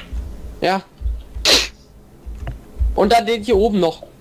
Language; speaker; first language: German; native; German